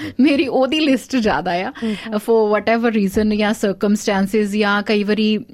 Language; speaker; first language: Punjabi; early bilingual, heritage; Punjabi